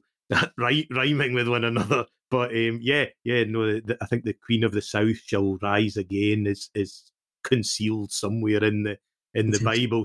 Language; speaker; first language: English; native; English